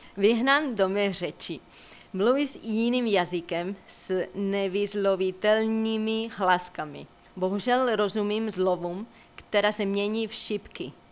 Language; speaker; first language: Czech; non-native, fluent; Spanish